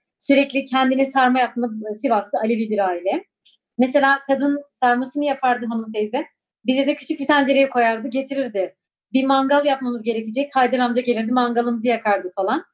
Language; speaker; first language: Turkish; non-native, local second language; Kurdish